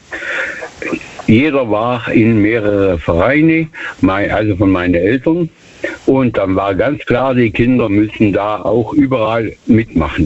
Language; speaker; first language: German; native; German